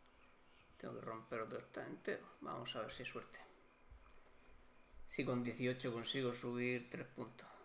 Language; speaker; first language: Spanish; native; Spanish